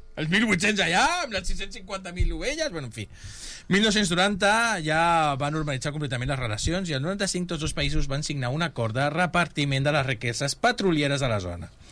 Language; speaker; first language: Catalan; non-native, local second language; Spanish